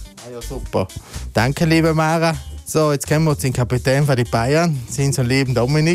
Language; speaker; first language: German; native; German